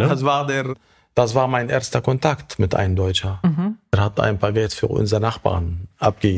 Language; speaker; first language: German; non-native, fluent; Arabic